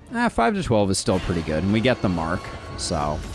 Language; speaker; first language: English; native; English